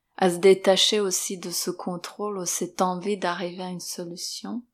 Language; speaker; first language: French; non-native, fluent; Serbian